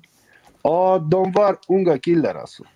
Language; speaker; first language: Swedish; non-native, local second language; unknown